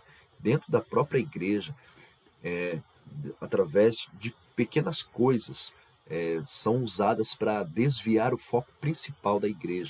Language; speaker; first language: Portuguese; native; Portuguese